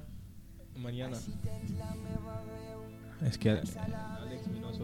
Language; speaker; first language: Spanish; non-native, learner; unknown